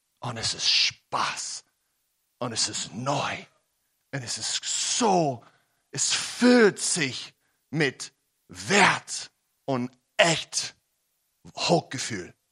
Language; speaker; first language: German; non-native, learner; English